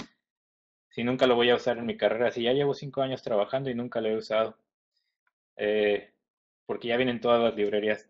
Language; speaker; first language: Spanish; native; Spanish